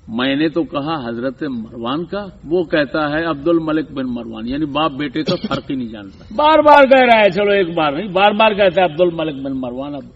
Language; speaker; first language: Urdu; native; Urdu